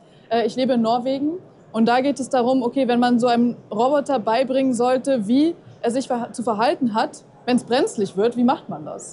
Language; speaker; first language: German; native; German